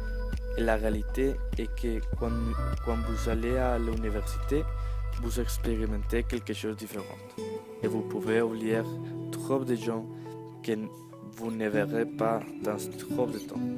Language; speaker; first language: French; non-native, learner; Spanish